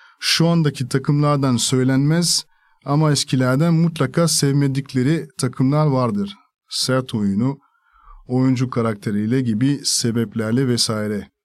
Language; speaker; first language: Turkish; non-native, fluent; French